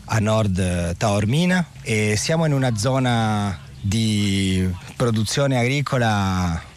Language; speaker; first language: Italian; non-native, fluent; Spanish